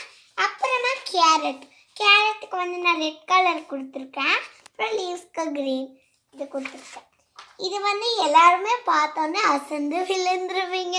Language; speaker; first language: Tamil; early bilingual, heritage; Tamil